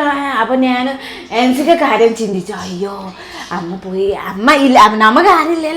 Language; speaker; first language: Malayalam; non-native, fluent; Nepali